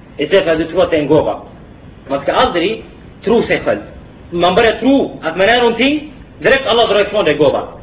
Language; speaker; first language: Swedish; non-native, fluent; Arabic